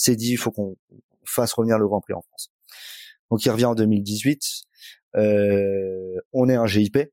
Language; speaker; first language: French; native; French